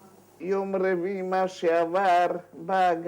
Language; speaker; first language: Hebrew; non-native, fluent; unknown